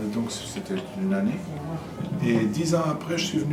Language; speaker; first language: French; non-native, fluent; Portuguese